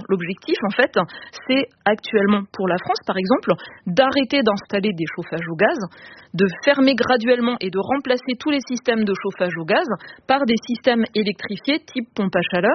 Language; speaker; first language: French; native; French